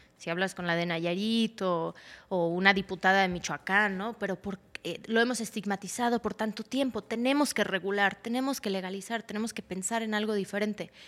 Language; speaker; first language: Spanish; early bilingual, heritage; Spanish